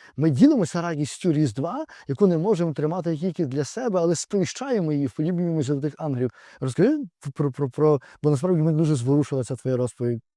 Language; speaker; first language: Ukrainian; native; Ukrainian